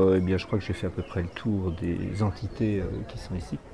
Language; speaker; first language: French; native; French